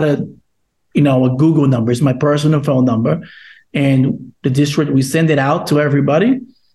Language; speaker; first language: English; non-native, fluent; Portuguese